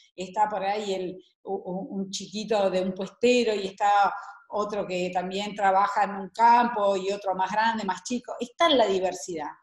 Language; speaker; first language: Spanish; native; Spanish